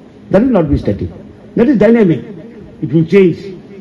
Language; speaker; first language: English; non-native, local second language; Bangla